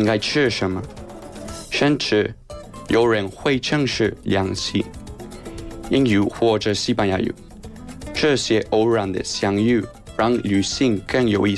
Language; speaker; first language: Chinese; non-native, fluent; Spanish